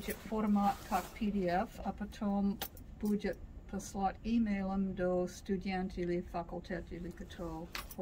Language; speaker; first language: Russian; non-native, learner; English